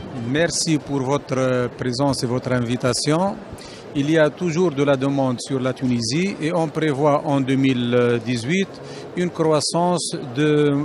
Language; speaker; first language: French; non-native, local second language; Arabic